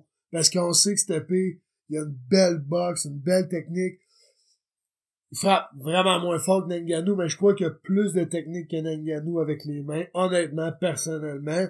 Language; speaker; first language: French; native; French